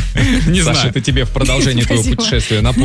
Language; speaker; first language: Russian; native; Russian